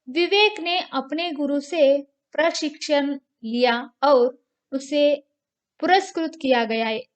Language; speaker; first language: Hindi; non-native, local second language; Kannada